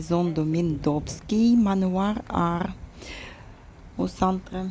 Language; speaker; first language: French; non-native, fluent; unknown